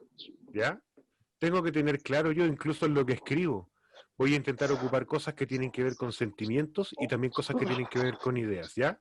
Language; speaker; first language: Spanish; native; Spanish